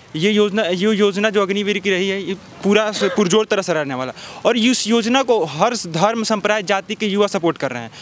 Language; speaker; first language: Hindi; native; Hindi